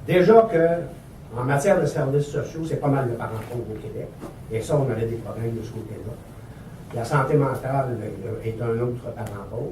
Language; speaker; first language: French; native; French